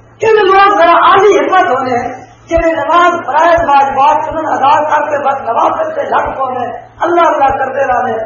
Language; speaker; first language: Urdu; non-native, local second language; Punjabi